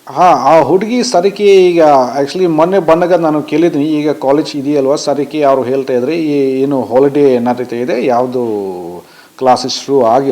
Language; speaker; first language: Kannada; non-native, learner; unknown